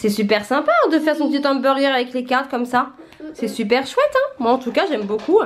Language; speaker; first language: French; native; French